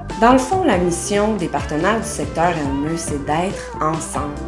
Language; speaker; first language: French; native; French